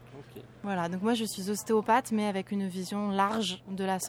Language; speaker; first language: French; native; French